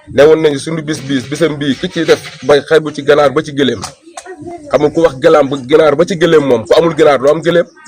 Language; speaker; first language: Wolof; non-native, local second language; Fula